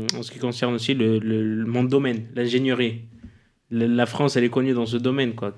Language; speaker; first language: French; non-native, fluent; Arabic